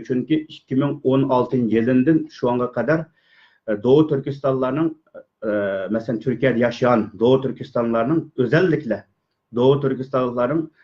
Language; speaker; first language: Turkish; non-native, learner; Uyghur